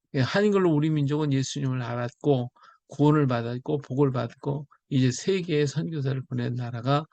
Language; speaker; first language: Korean; native; Korean